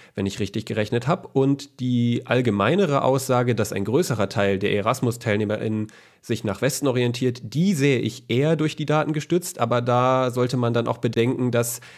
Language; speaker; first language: German; native; German